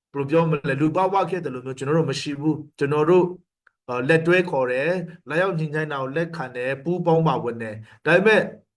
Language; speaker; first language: Burmese; non-native, local second language; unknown